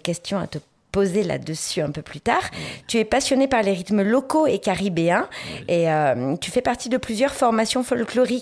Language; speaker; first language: French; native; French